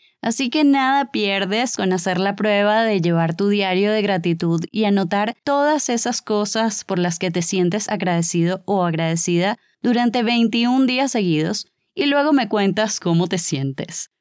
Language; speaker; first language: Spanish; native; Spanish